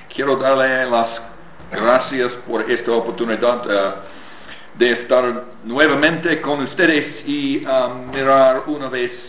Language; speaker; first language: Spanish; non-native, learner; English